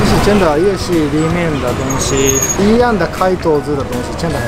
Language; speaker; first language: Chinese; non-native, fluent; Japanese